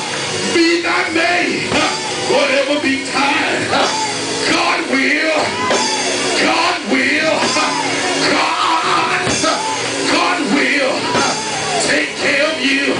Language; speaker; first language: English; native; English